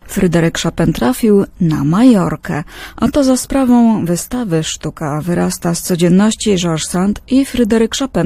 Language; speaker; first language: Polish; native; Polish